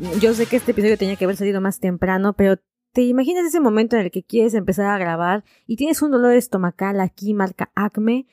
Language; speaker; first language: Spanish; native; Spanish